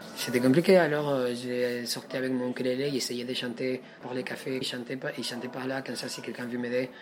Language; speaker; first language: French; non-native, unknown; Spanish